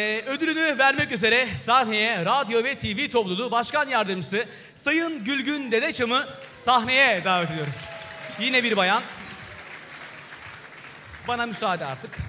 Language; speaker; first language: Turkish; native; Turkish